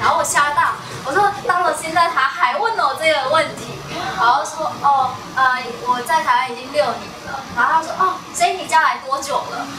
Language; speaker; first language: Chinese; non-native, fluent; Vietnamese